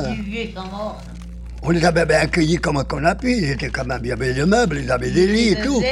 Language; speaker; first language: French; non-native, fluent; Spanish